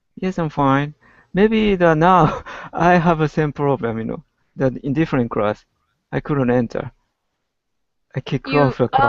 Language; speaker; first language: English; non-native, learner; Japanese